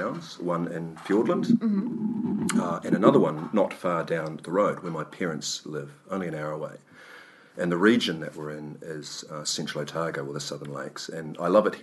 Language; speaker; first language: English; native; English